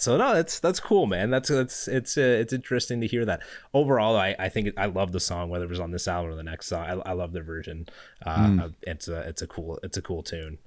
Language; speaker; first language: English; native; English